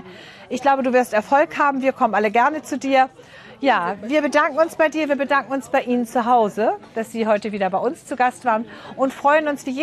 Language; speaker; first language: German; native; German